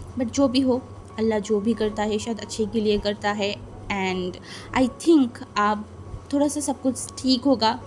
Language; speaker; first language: Hindi; non-native, fluent; Bangla